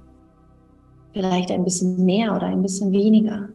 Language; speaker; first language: German; native; German